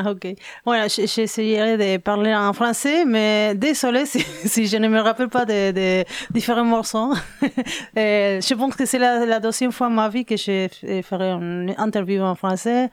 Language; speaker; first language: French; non-native, learner; Spanish